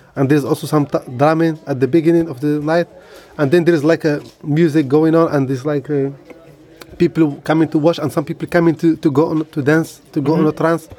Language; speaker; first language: English; non-native, learner; Arabic